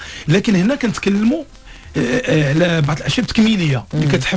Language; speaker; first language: Arabic; native; Arabic